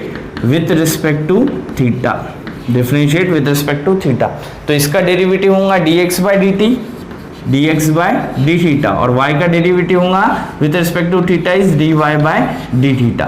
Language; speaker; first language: Hindi; native; Hindi